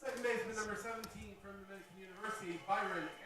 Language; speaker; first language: English; native; English